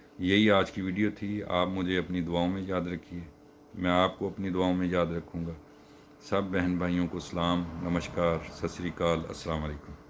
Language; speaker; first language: Urdu; native; Urdu